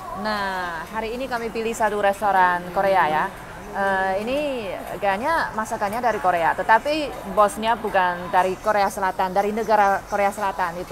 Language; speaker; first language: Indonesian; non-native, fluent; Chinese